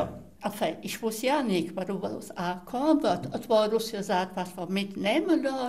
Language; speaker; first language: German; native; German